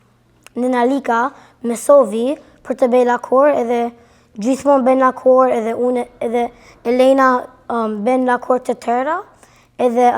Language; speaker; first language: Albanian; early bilingual, heritage; Albanian